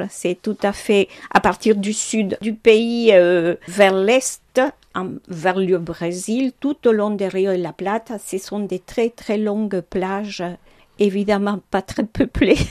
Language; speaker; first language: French; non-native, fluent; Spanish